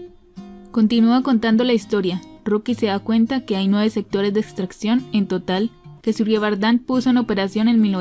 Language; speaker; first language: Spanish; native; Spanish